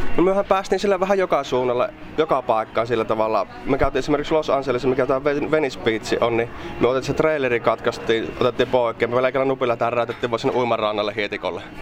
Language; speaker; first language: Finnish; native; Finnish